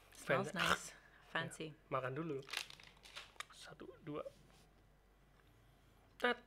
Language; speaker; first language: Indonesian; non-native, learner; English